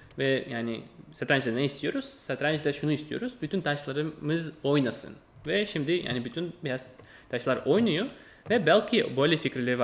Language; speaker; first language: Turkish; non-native, fluent; Russian